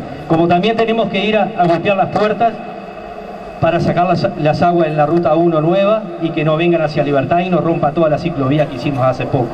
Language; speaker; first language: Spanish; native; Spanish